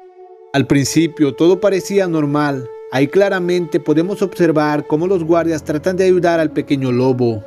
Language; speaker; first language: Spanish; native; Spanish